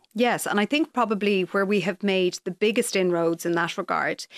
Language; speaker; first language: English; native; English